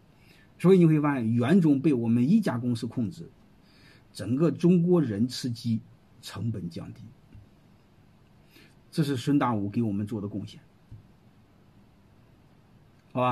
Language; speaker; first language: Chinese; native; Chinese